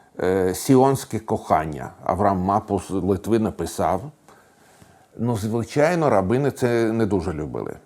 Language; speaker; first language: Ukrainian; non-native, local second language; Russian